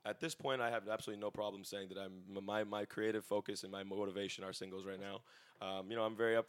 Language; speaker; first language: English; native; English